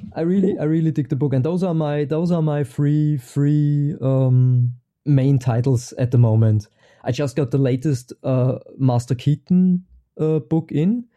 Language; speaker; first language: English; non-native, fluent; German